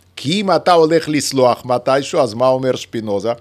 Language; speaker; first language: Hebrew; non-native, fluent; Russian